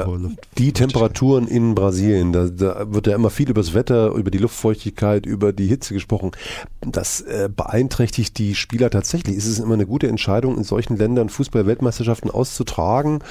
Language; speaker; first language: German; native; German